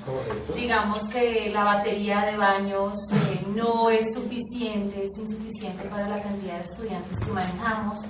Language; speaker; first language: Spanish; native; Spanish